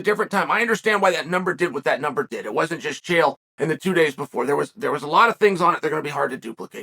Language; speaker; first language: English; native; English